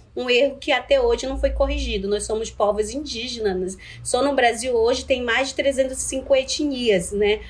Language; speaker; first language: Portuguese; non-native, local second language; Ticuna